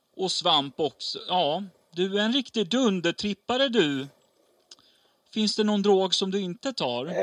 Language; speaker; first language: Swedish; native; Swedish